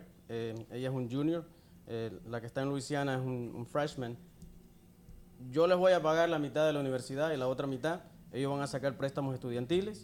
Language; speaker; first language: Spanish; native; Spanish